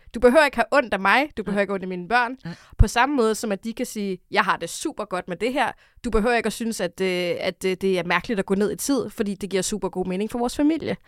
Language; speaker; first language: Danish; native; Danish